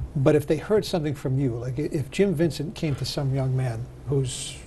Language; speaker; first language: English; native; English